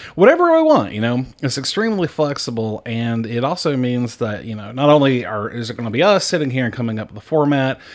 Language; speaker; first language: English; native; English